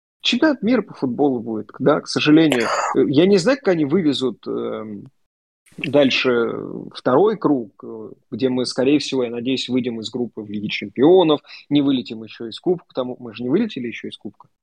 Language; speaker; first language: Russian; native; Russian